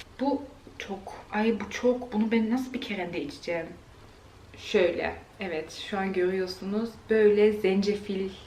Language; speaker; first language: Turkish; early bilingual, heritage; Turkish